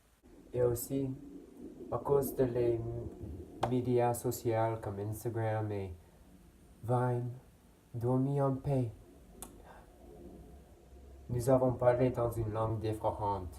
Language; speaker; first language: French; non-native, learner; English